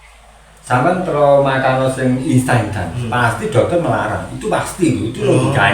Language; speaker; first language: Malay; non-native, local second language; Javanese